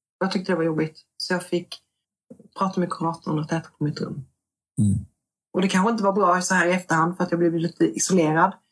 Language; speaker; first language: Swedish; native; Swedish